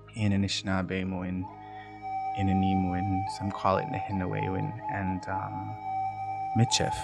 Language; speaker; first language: English; native; English